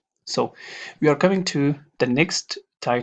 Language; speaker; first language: English; non-native, fluent; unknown